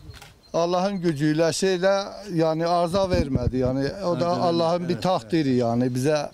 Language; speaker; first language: Turkish; non-native, local second language; Kurdish